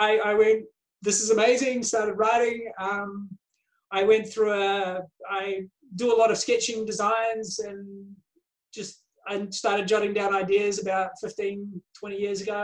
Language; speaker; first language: English; native; English